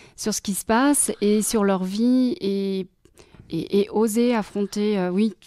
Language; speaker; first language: French; native; French